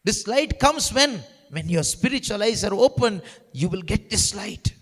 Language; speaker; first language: English; non-native, local second language; Kannada